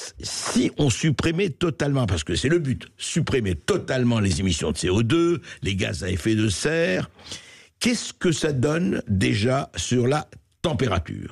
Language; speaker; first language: French; native; French